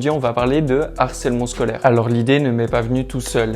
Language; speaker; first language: French; native; French